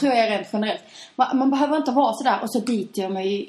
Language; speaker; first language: Swedish; native; Swedish